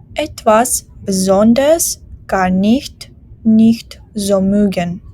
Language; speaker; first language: German; non-native, fluent; Ukrainian